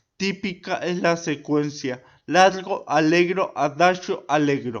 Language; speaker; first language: Spanish; native; Spanish